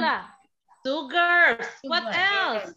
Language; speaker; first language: English; non-native, learner; Indonesian